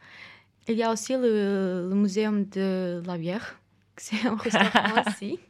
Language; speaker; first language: French; non-native, fluent; Portuguese